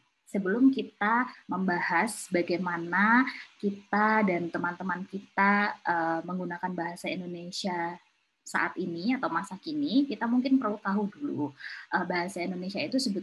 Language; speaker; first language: Indonesian; native; Indonesian